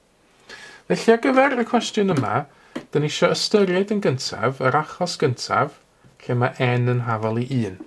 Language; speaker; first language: Welsh; native; Welsh